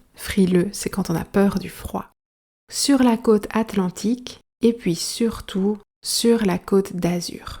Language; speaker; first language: French; native; French